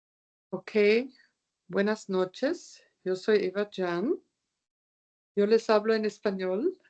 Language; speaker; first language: Spanish; non-native, fluent; German